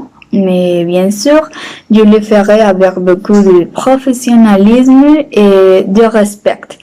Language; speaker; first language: French; non-native, learner; Spanish